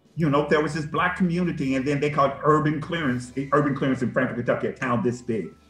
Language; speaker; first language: English; native; English